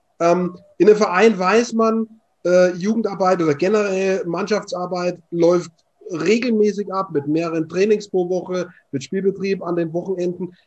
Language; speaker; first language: German; native; German